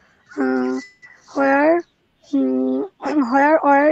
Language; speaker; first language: English; non-native, learner; Bangla